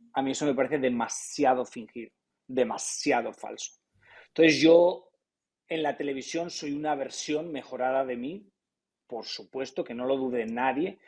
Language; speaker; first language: Spanish; native; Spanish